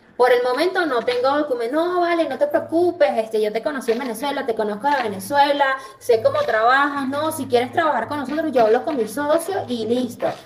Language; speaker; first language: Spanish; native; Spanish